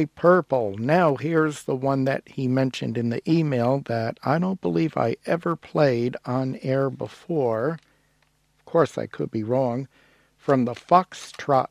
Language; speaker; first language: English; native; English